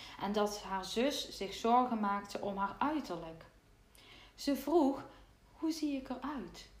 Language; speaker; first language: Dutch; native; Dutch